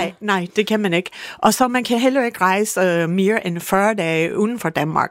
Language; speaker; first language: Danish; non-native, fluent; English